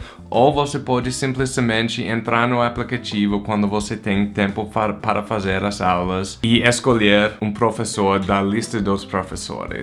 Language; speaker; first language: Portuguese; non-native, fluent; English